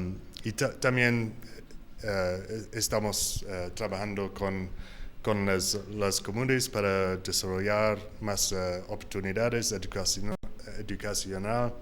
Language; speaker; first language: Spanish; non-native, learner; English